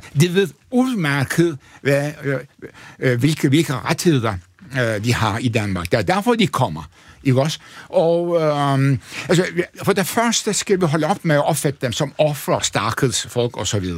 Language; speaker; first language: Danish; non-native, fluent; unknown